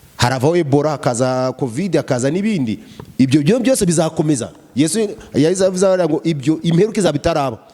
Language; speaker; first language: Kinyarwanda; native; Kinyarwanda